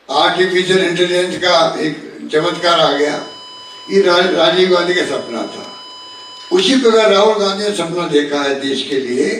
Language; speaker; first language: Hindi; native; Hindi